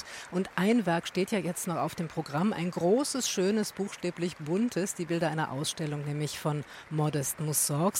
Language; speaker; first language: German; native; German